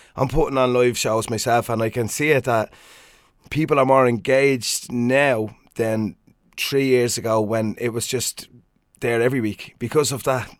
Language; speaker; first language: English; native; English